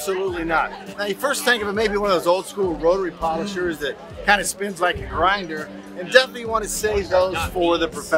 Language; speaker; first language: English; native; English